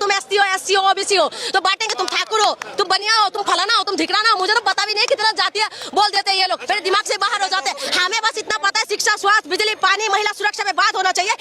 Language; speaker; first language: Hindi; non-native, local second language; Assamese